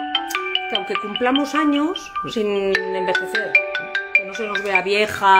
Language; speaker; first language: Spanish; native; Spanish